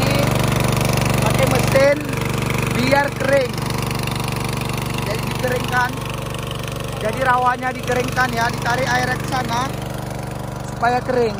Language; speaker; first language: Indonesian; native; Indonesian